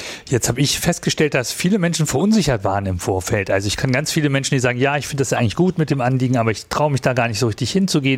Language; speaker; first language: German; native; German